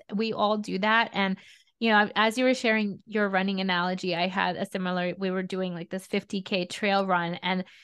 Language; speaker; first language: English; early bilingual, other home language; Russian